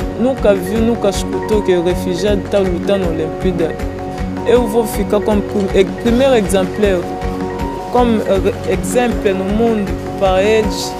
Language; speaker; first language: Portuguese; non-native, learner; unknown